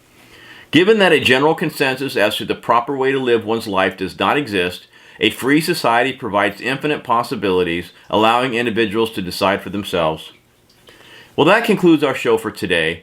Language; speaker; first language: English; native; English